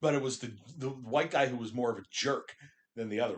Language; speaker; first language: English; native; English